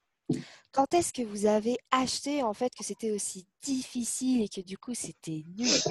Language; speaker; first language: French; native; French